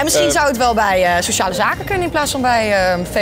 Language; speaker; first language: Dutch; native; Dutch